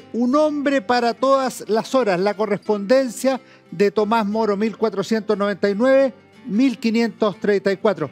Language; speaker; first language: Spanish; native; Spanish